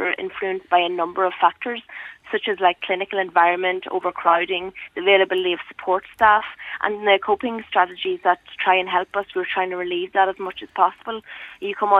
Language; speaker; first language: English; native; English